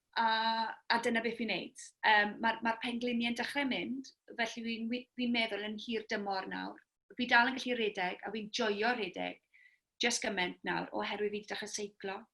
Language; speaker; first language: Welsh; native; Welsh